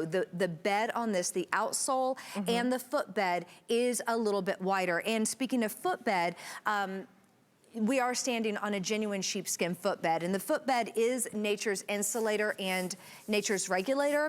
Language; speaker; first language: English; native; English